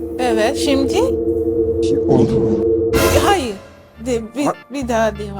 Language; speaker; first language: Turkish; non-native, learner; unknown